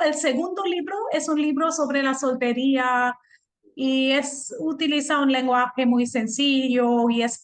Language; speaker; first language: Spanish; non-native, fluent; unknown